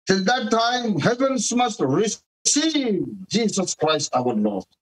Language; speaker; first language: English; non-native, local second language; Telugu